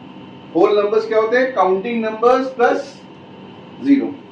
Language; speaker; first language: Hindi; native; Hindi